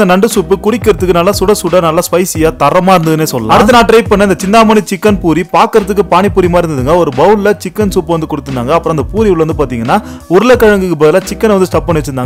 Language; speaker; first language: Tamil; native; Tamil